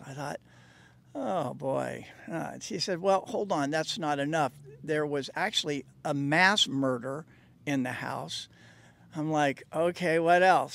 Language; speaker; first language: English; native; English